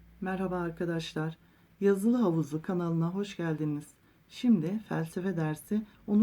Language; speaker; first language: Turkish; native; Turkish